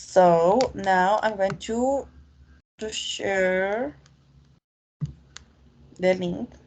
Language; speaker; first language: English; non-native, learner; Spanish